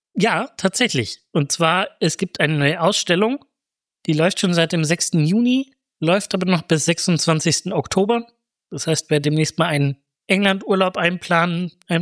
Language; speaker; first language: German; native; German